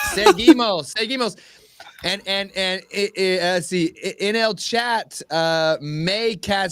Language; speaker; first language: Spanish; non-native, learner; English